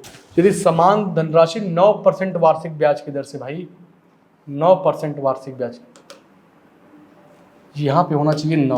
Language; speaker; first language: Hindi; native; Hindi